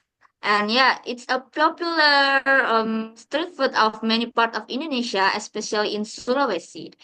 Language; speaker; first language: English; non-native, learner; Indonesian